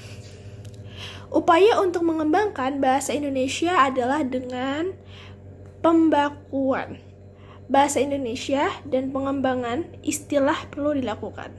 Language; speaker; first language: Indonesian; native; Indonesian